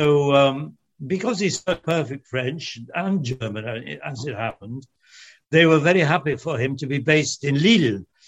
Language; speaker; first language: English; early bilingual, other home language; French